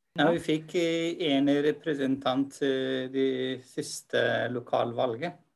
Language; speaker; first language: Norwegian; non-native, fluent; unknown